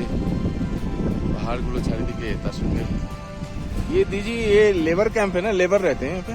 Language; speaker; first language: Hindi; non-native, local second language; Bangla